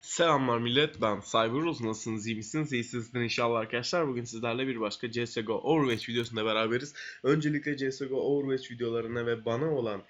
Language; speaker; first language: Turkish; native; Turkish